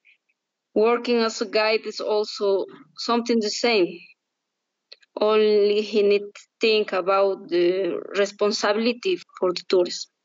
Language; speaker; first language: English; non-native, learner; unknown